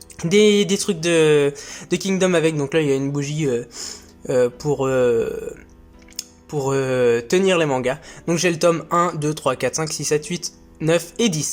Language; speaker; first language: French; native; French